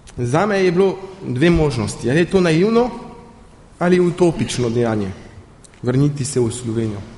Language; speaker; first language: Slovenian; early bilingual, heritage; Slovenian